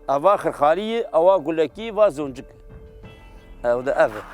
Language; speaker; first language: Kurdish; native; Kurdish